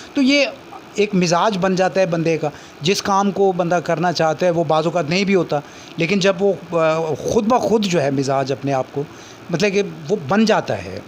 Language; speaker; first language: Urdu; non-native, local second language; Punjabi